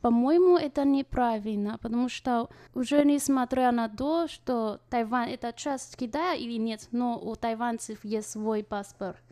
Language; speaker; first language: Russian; non-native, fluent; Chinese